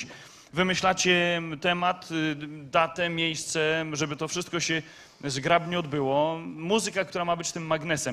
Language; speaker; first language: Polish; native; Polish